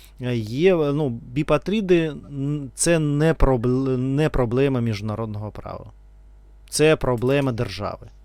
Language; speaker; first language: Ukrainian; non-native, learner; Russian